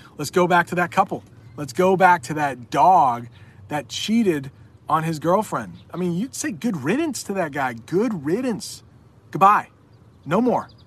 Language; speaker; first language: English; native; English